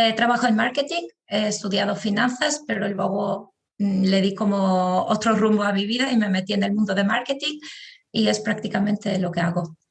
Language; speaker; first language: Spanish; non-native, fluent; Albanian